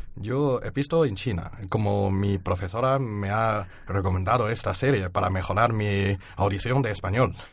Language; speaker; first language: Spanish; non-native, learner; Chinese